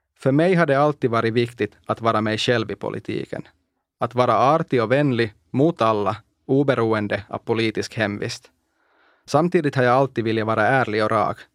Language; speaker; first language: Swedish; non-native, local second language; Finnish